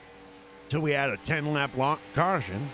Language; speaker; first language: English; native; English